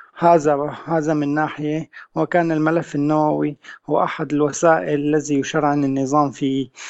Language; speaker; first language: Arabic; native; Arabic